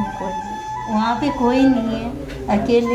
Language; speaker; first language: Hindi; early bilingual, other home language; Nepali